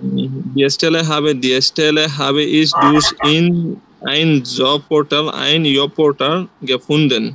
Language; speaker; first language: German; non-native, learner; Bangla